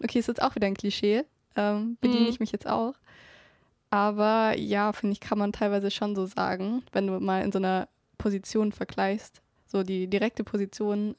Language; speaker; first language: German; native; German